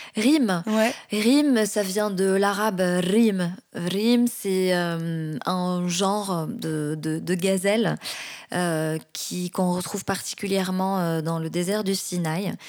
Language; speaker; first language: French; non-native, local second language; Arabic